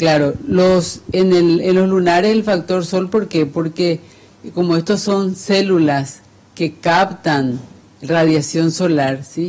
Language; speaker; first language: Spanish; native; Spanish